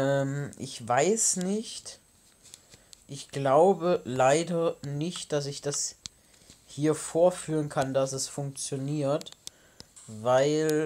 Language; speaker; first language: German; native; German